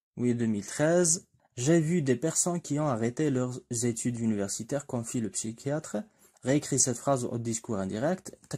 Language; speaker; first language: French; non-native, local second language; Arabic